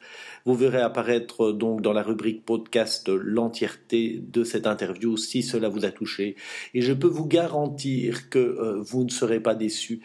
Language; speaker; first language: French; native; French